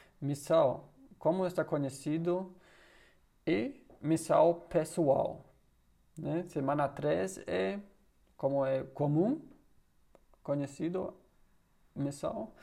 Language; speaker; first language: Portuguese; non-native, learner; German